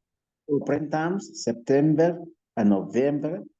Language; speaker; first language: French; non-native, learner; Spanish